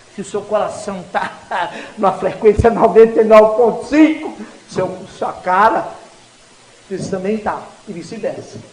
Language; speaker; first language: Portuguese; native; Portuguese